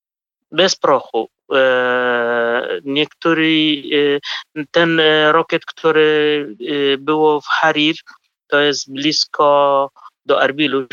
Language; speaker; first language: Polish; non-native, fluent; Kurdish